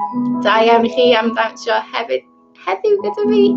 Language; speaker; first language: Welsh; non-native, local second language; English